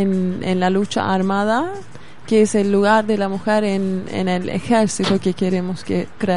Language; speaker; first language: Spanish; non-native, fluent; Kurdish